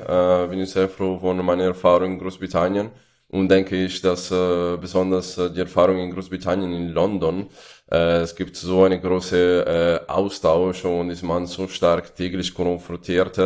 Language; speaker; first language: German; non-native, fluent; Italian